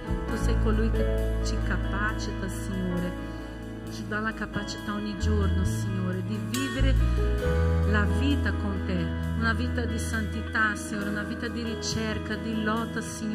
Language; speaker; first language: Italian; non-native, fluent; Portuguese